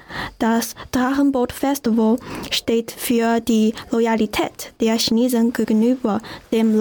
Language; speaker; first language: German; non-native, learner; Chinese